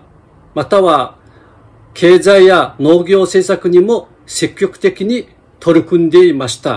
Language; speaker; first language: Japanese; non-native, fluent; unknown